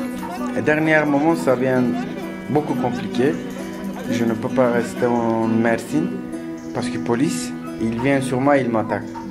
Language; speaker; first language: French; non-native, learner; Kurdish